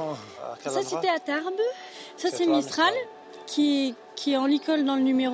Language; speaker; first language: French; native; French